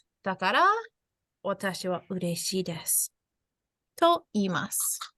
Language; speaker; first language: Japanese; non-native, fluent; English